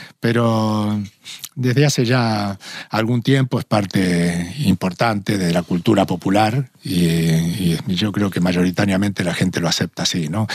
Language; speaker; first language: Spanish; native; Spanish